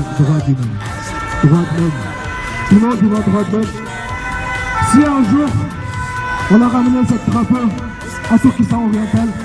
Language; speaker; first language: French; non-native, learner; Uyghur